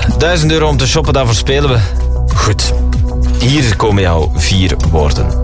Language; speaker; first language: Dutch; native; Dutch